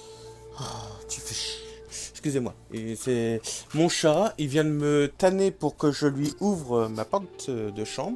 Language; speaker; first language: French; native; French